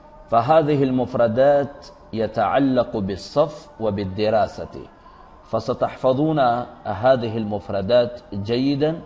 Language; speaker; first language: Arabic; non-native, fluent; Urdu